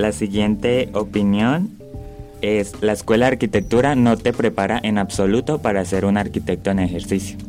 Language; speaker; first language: Spanish; native; Spanish